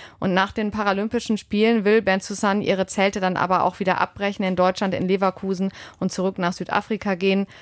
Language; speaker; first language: German; native; German